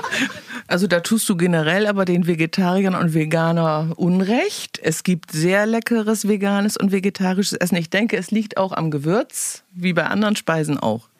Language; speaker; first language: German; native; German